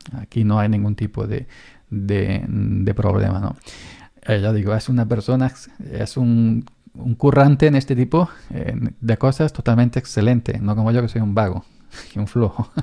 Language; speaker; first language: Spanish; native; Spanish